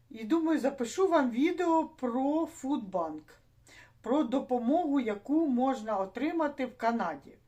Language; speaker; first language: Ukrainian; native; Ukrainian